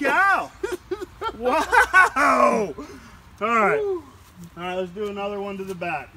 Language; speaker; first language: English; native; English